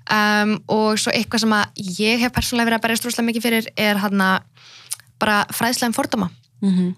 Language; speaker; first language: Icelandic; early bilingual, other home language; Central Kurdish